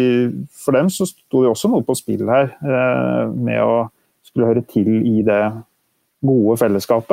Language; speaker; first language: Norwegian; native; Norwegian